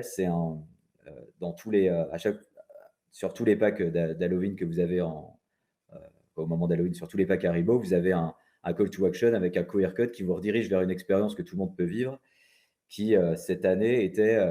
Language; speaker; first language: French; native; French